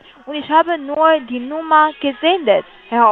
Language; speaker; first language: German; non-native, learner; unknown